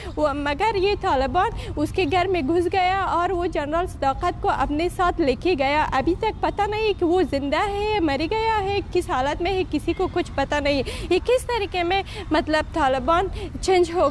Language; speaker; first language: Hindi; non-native, learner; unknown